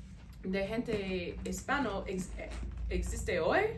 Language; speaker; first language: Spanish; non-native, fluent; English